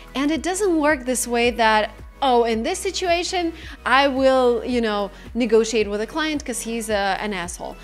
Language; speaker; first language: English; non-native, fluent; Russian